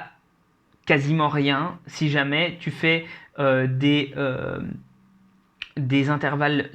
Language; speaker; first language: French; native; French